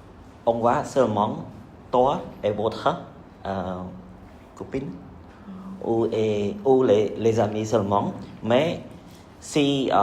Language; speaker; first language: French; non-native, learner; Khmer